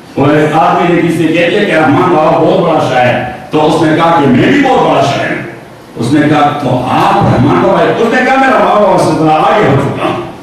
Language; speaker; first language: Urdu; non-native, local second language; Pashto